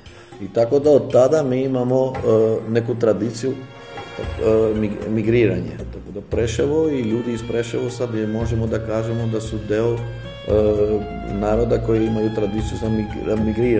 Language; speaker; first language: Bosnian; non-native, local second language; Albanian